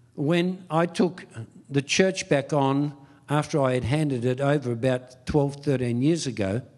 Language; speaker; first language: English; early bilingual, other home language; Dutch